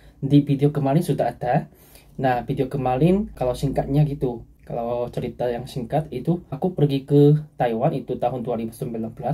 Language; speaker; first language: Indonesian; non-native, fluent; Korean